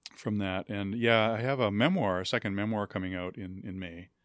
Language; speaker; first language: English; native; English